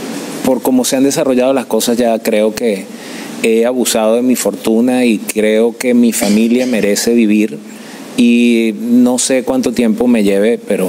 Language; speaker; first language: Spanish; native; Spanish